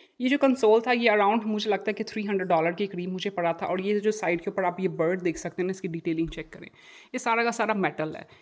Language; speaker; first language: Urdu; non-native, local second language; Punjabi